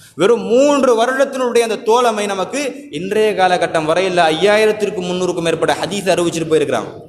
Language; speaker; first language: Tamil; native; Tamil